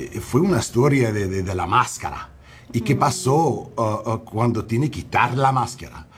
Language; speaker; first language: Spanish; early bilingual, heritage; English